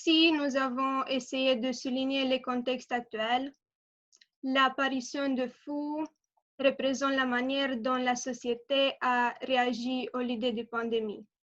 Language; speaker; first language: French; non-native, learner; Romanian